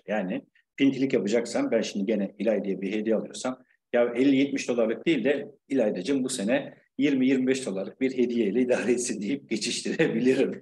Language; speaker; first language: Turkish; native; Turkish